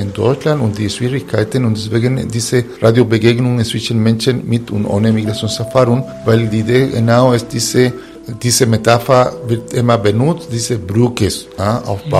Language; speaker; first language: German; non-native, fluent; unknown